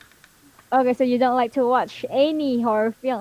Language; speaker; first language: English; non-native, local second language; Filipino